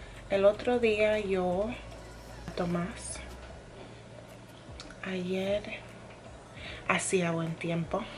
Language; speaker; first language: Spanish; non-native, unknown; English